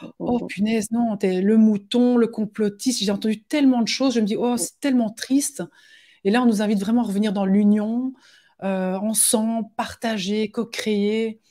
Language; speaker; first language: French; native; French